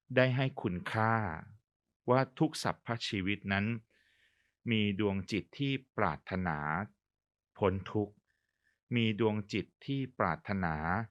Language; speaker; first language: Thai; native; Thai